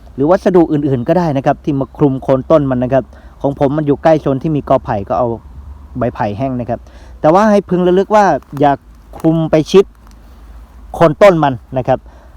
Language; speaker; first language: Thai; non-native, local second language; Northeastern Thai